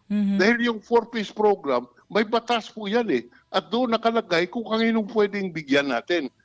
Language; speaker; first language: Filipino; non-native, local second language; Hiligaynon